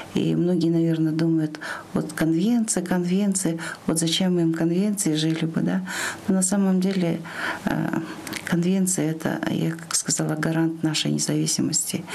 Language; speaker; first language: Russian; non-native, local second language; Kyrgyz